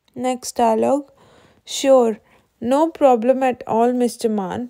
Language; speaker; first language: English; non-native, local second language; Punjabi